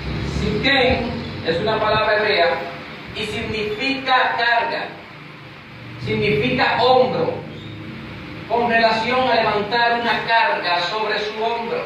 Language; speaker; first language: Spanish; native; Spanish